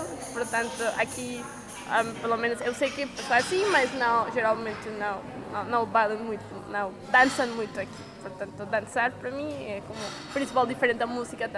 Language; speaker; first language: Portuguese; non-native, learner; Spanish